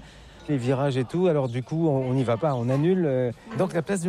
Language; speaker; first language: French; native; French